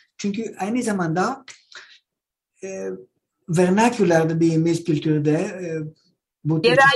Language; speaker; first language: Turkish; non-native, learner; Greek